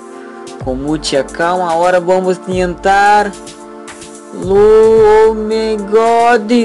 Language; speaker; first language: Portuguese; non-native, learner; Spanish